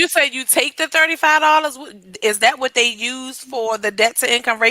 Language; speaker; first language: English; native; English